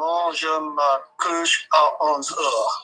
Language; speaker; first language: French; non-native, learner; English